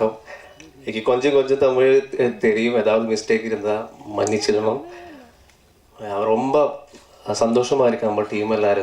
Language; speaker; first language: Tamil; non-native, learner; Malayalam